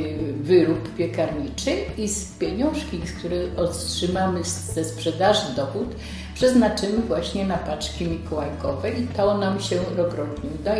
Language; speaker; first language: Polish; native; Polish